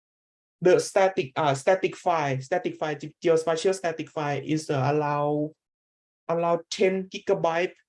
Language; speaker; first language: English; non-native, learner; Thai